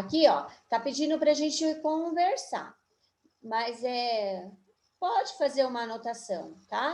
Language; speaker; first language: Portuguese; native; Portuguese